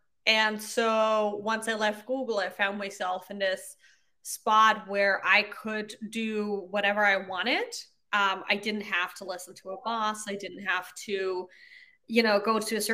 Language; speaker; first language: English; non-native, fluent; German